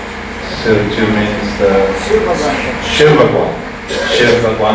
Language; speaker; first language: Hindi; early bilingual, heritage; Hindi